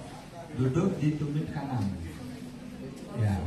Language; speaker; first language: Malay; non-native, fluent; Bangla